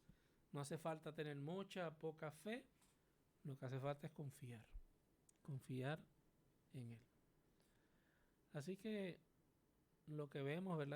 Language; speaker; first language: Spanish; native; Spanish